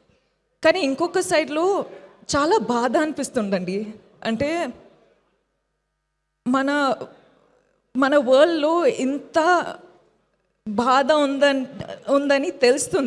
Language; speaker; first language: Telugu; non-native, fluent; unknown